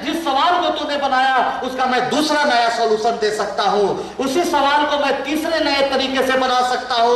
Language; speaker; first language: Hindi; native; Hindi